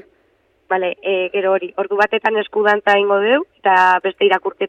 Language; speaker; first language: Basque; native; Basque